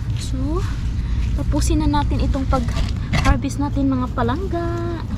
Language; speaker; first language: Filipino; non-native, local second language; Hiligaynon